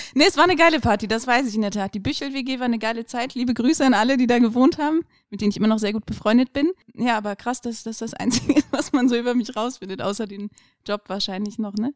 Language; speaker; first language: German; native; German